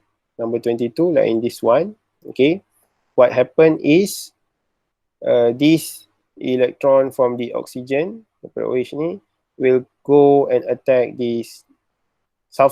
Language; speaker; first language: English; non-native, local second language; Malay